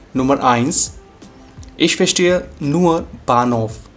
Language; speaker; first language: German; non-native, fluent; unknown